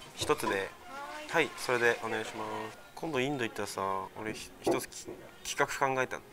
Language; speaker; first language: Japanese; native; Japanese